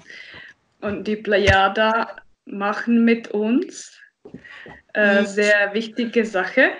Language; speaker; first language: German; non-native, fluent; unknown